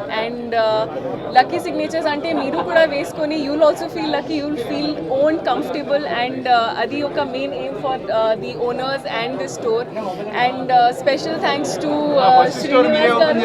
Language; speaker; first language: Telugu; non-native, learner; Hindi